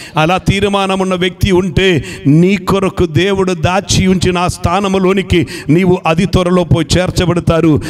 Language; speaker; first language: Telugu; non-native, fluent; Malayalam